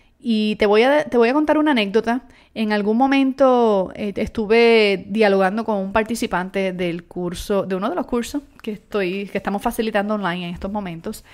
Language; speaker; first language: Spanish; native; Spanish